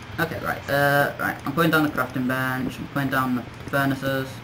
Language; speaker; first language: English; native; English